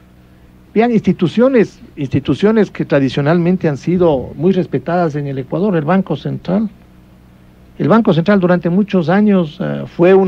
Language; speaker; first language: Spanish; native; Spanish